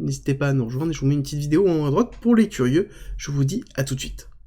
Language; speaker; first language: French; native; French